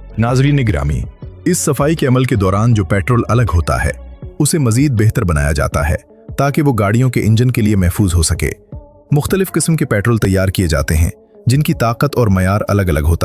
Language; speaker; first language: Urdu; native; Urdu